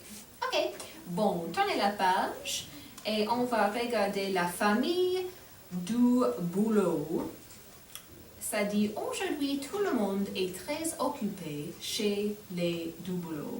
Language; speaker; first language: French; non-native, fluent; English